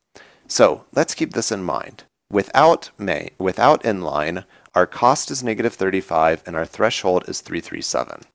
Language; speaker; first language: English; native; English